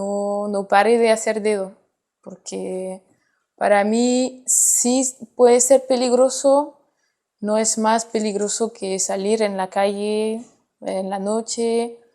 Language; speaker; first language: Spanish; non-native, fluent; French